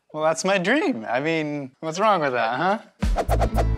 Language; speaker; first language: English; native; English